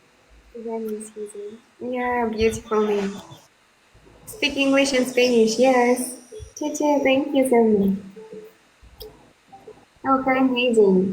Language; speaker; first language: English; non-native, learner; Russian